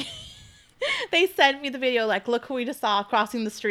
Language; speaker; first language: English; native; English